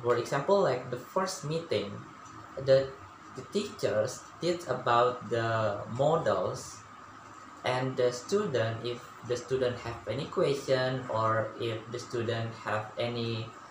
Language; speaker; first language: English; non-native, learner; Balinese